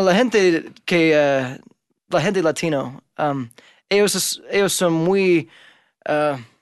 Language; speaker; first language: Spanish; non-native, fluent; English